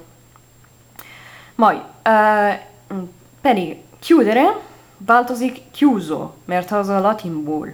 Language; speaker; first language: Hungarian; non-native, learner; Italian